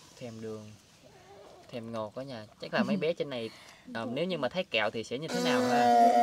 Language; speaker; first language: Vietnamese; native; Vietnamese